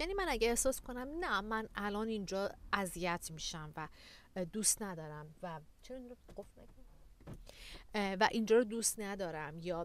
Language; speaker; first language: Persian; native; Persian